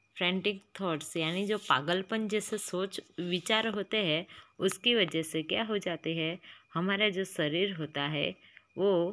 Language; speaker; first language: Hindi; non-native, local second language; Gujarati